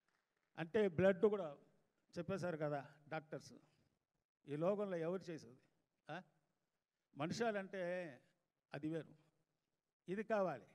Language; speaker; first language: Telugu; non-native, fluent; Tamil